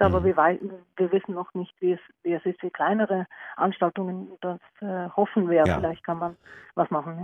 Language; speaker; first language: German; non-native, learner; Norwegian